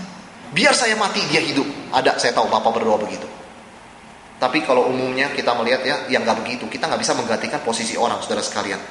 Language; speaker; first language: Indonesian; native; Indonesian